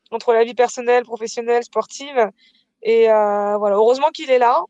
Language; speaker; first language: French; native; French